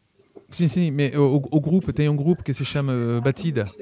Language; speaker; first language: Portuguese; early bilingual, heritage; French